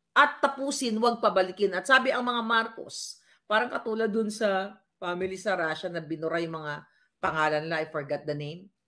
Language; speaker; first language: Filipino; non-native, local second language; Cebuano